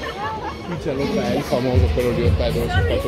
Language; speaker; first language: Italian; native; Italian